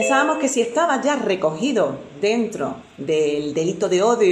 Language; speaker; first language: Spanish; native; Spanish